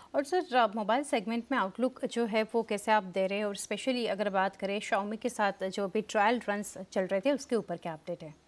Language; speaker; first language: Hindi; non-native, local second language; Gujarati